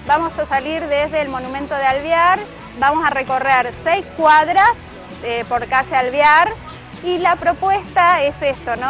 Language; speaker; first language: Spanish; native; Spanish